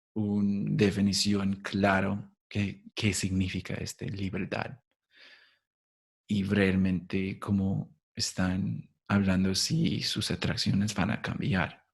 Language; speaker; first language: Spanish; non-native, fluent; English